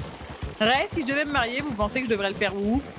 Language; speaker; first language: French; native; French